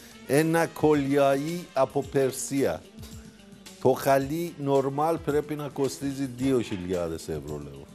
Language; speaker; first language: Greek; non-native, learner; Persian